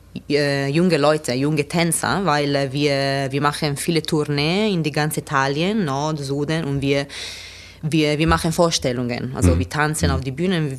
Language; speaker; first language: German; non-native, learner; Italian